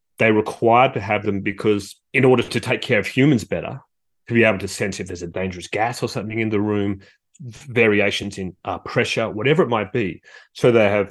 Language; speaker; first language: English; native; English